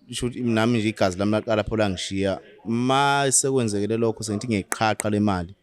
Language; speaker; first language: Zulu; native; Zulu